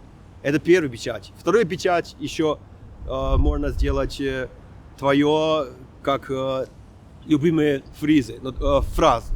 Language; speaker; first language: Russian; non-native, fluent; Chinese